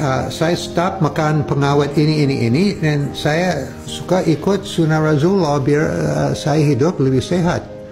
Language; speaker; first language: Indonesian; non-native, fluent; English